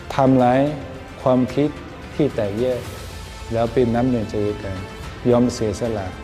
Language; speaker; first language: Thai; non-native, fluent; Chinese